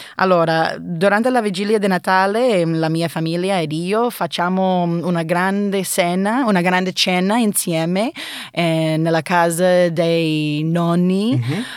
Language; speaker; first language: Italian; non-native, learner; English